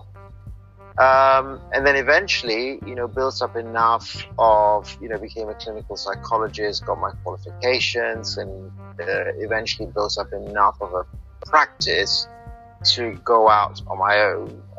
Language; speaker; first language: English; native; English